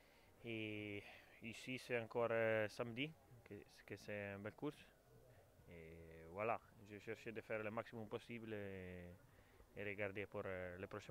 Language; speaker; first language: French; non-native, learner; Italian